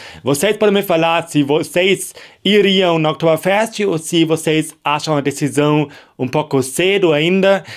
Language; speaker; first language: Portuguese; non-native, fluent; German